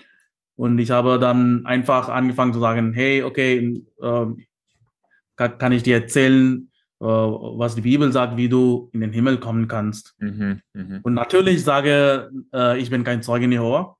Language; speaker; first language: German; non-native, learner; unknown